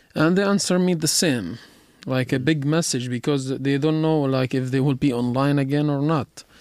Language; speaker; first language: English; non-native, learner; Arabic